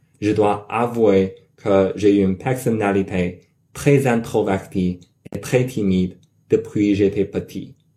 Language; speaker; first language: French; non-native, learner; Chinese